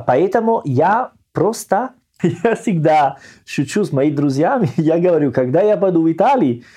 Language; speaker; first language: Russian; non-native, learner; Italian